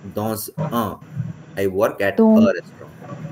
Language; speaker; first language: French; non-native, fluent; Hindi